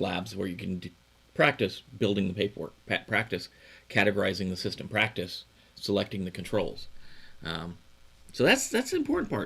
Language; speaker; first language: English; native; English